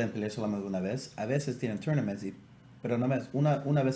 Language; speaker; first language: Spanish; native; Spanish